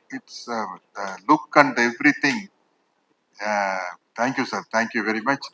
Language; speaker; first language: English; non-native, local second language; Tamil